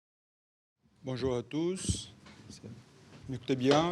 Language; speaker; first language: French; non-native, fluent; Portuguese